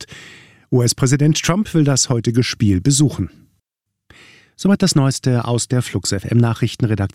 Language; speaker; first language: German; native; German